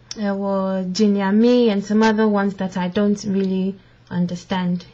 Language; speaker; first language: English; non-native, local second language; Akan